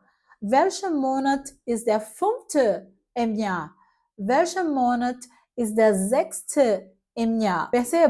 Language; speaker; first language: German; non-native, fluent; Portuguese